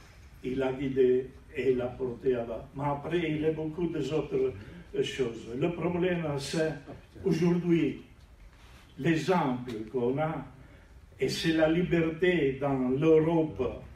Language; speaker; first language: French; non-native, learner; Italian